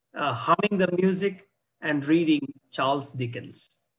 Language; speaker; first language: English; non-native, local second language; Hindi